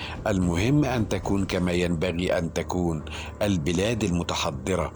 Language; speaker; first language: Arabic; native; Arabic